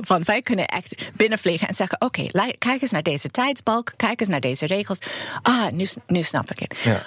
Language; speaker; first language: Dutch; non-native, fluent; English